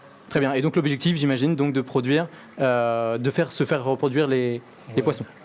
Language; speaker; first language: French; native; French